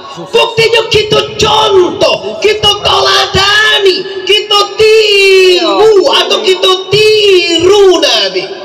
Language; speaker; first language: Malay; non-native, local second language; Minangkabau